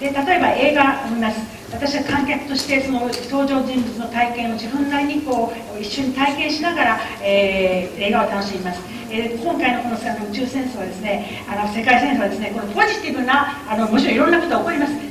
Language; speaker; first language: Japanese; native; Japanese